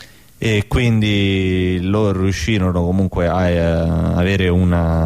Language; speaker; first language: Italian; native; Italian